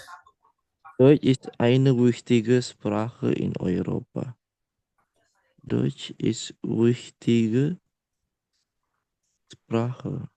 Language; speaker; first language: German; non-native, learner; Indonesian